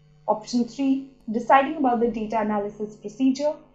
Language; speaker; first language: English; non-native, local second language; Hindi